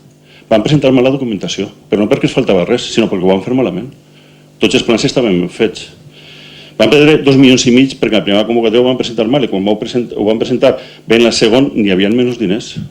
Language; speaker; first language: Catalan; native; Catalan